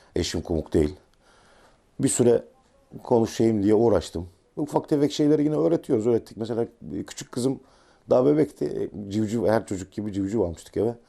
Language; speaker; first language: Turkish; native; Turkish